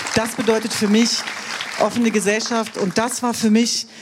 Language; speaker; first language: German; non-native, local second language; Kurdish